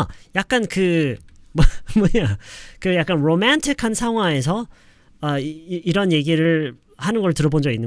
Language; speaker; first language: Korean; native; Korean